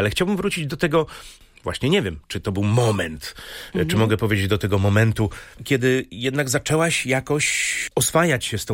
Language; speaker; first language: Polish; native; Polish